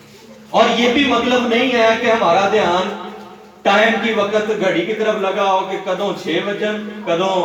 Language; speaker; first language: Urdu; native; Urdu